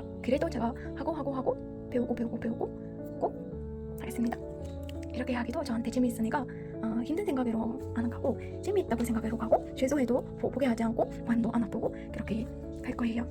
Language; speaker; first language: Korean; non-native, learner; Mongolian